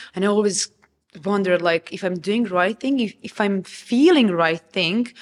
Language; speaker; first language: English; non-native, fluent; Serbian